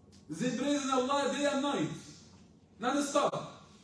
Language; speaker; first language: English; non-native, fluent; Arabic